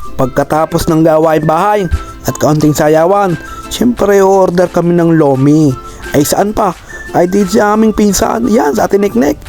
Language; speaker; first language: Filipino; native; Filipino